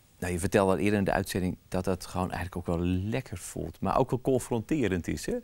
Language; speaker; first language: Dutch; native; Dutch